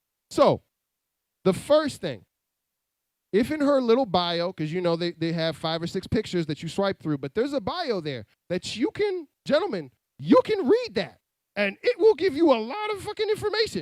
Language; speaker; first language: English; native; English